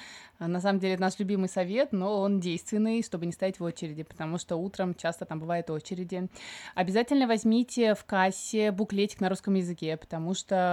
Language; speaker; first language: Russian; native; Russian